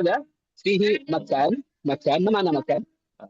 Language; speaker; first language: Arabic; non-native, fluent; Indonesian